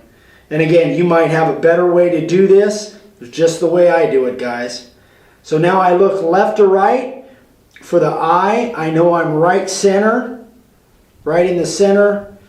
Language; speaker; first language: English; native; English